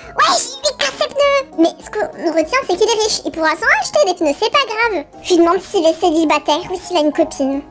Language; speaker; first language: French; early bilingual, other home language; Polish